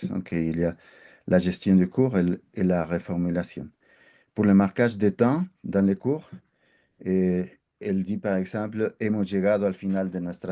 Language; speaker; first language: French; non-native, fluent; Spanish